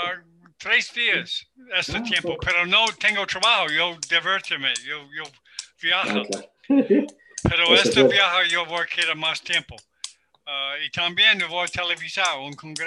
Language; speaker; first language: Spanish; non-native, learner; English